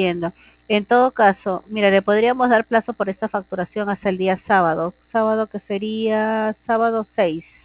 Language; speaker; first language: Spanish; native; Spanish